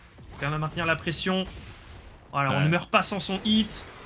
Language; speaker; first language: French; native; French